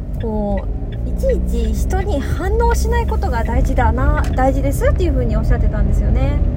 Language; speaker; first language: Japanese; native; Japanese